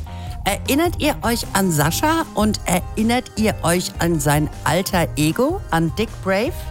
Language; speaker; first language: German; native; German